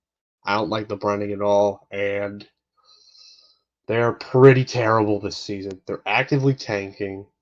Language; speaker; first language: English; native; English